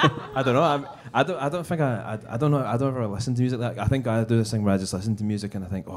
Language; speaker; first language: English; native; English